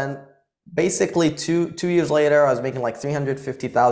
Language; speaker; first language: English; early bilingual, other home language; Arabic